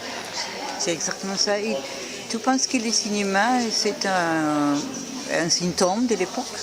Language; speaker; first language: French; non-native, fluent; Spanish